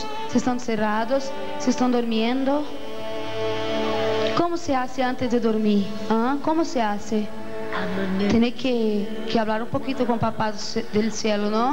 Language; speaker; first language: Spanish; non-native, fluent; Portuguese